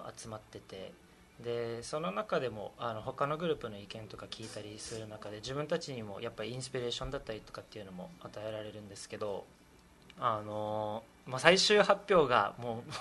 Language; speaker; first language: Japanese; early bilingual, other home language; English